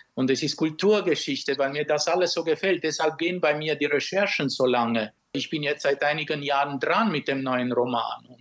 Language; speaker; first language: German; early bilingual, other home language; Romanian